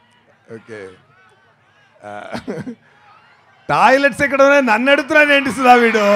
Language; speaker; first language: Telugu; non-native, learner; Tamil